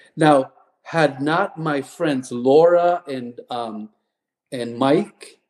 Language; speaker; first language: English; non-native, local second language; Cebuano